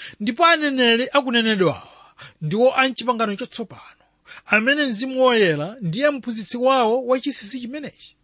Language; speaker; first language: Nyanja; non-native, local second language; Tumbuka